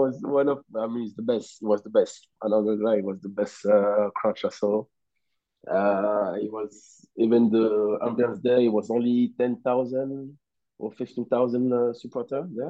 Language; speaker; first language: English; non-native, learner; French